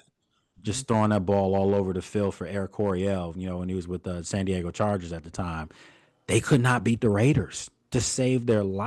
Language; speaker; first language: English; native; English